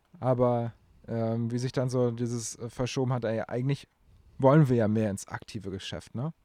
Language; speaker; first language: German; native; German